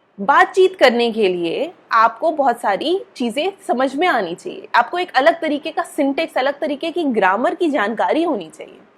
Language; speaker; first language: Hindi; native; Hindi